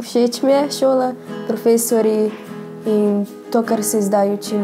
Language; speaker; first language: Slovenian; early bilingual, other home language; Portuguese